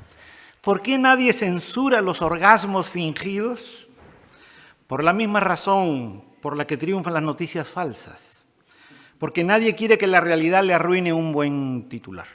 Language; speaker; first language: Spanish; native; Spanish